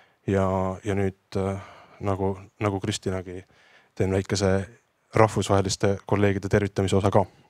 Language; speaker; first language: Estonian; native; Estonian